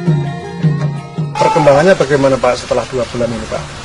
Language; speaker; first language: Indonesian; native; Indonesian